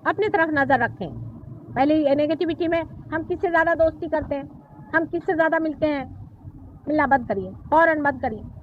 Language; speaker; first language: Hindi; non-native, local second language; Marathi